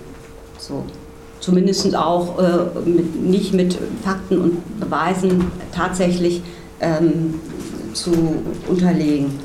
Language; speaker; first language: German; native; German